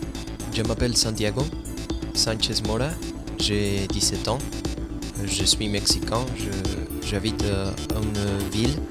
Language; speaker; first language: French; non-native, learner; Spanish